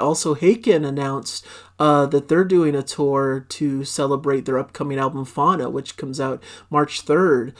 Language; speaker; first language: English; native; English